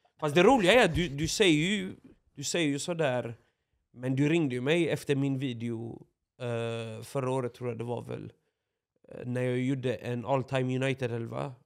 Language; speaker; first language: Swedish; native; Swedish